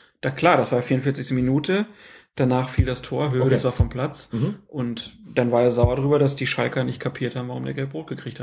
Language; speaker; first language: German; native; German